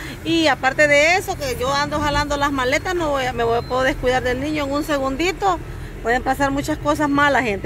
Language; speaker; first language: Spanish; native; Spanish